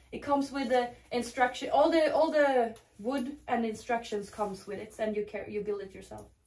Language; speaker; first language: English; non-native, fluent; Swedish